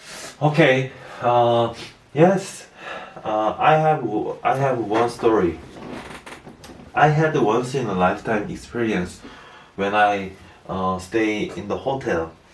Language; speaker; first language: English; non-native, learner; Korean